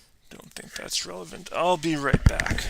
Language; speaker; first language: English; native; English